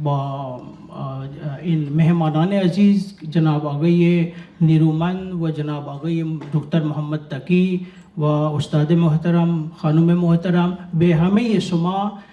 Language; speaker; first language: Persian; non-native, learner; Urdu